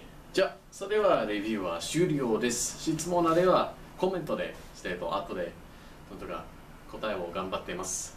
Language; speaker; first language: Japanese; non-native, learner; English